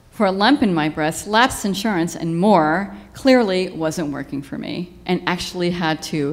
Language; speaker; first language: English; native; English